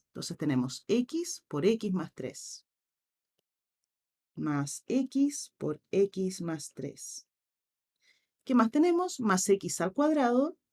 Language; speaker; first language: Spanish; native; Spanish